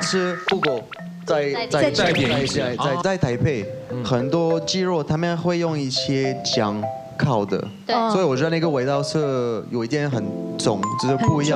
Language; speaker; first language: Chinese; non-native, fluent; French